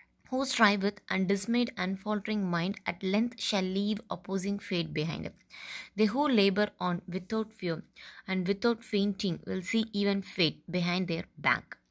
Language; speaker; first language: English; non-native, local second language; Tamil